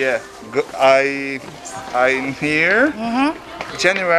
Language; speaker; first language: English; non-native, learner; Portuguese